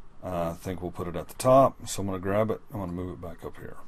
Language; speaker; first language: English; native; English